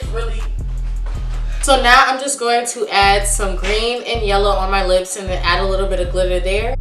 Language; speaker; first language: English; native; English